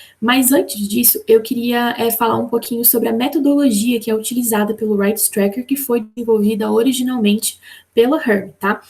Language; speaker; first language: Portuguese; native; Portuguese